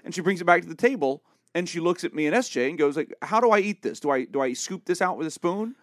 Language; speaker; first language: English; native; English